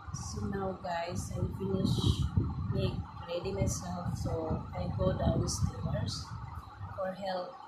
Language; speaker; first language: English; non-native, learner; Filipino